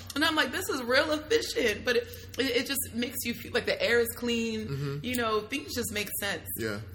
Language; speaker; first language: English; native; English